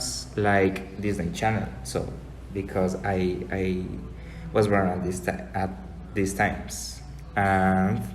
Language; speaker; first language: English; non-native, learner; Spanish